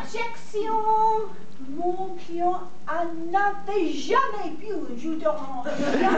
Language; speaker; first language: French; non-native, learner; English